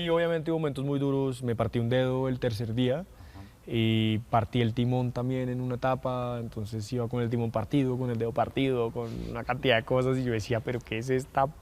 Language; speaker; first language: Spanish; native; Spanish